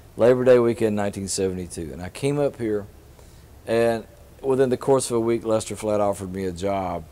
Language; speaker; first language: English; native; English